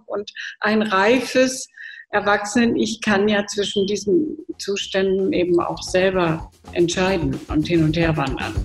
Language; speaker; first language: German; native; German